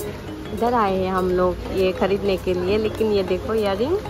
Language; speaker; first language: Hindi; non-native, local second language; Assamese